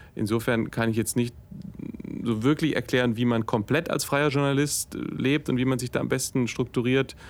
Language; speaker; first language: German; native; German